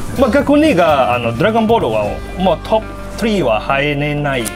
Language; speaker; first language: Japanese; non-native, learner; Cantonese